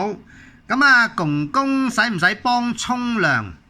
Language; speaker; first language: Cantonese; native; Cantonese